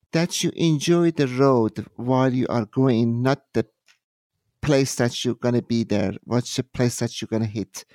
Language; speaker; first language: English; non-native, fluent; Persian